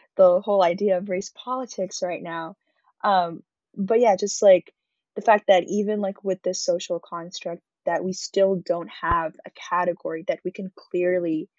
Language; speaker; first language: English; early bilingual, other home language; Arabic